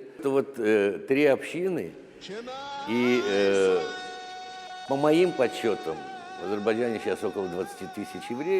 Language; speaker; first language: Russian; native; Russian